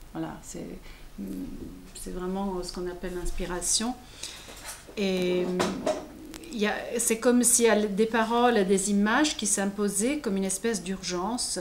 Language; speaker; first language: French; non-native, fluent; Italian